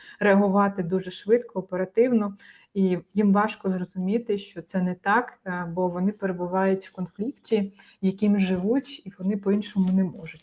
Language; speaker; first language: Ukrainian; native; Ukrainian